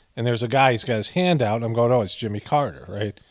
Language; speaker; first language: English; native; English